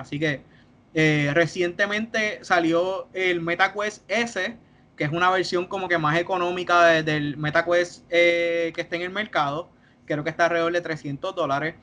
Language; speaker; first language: Spanish; native; Spanish